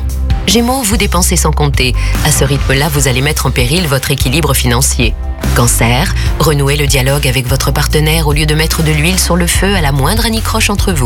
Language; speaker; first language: French; native; French